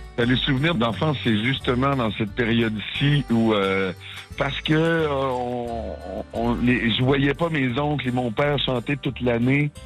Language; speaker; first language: French; native; French